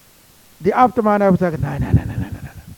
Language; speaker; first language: German; non-native, learner; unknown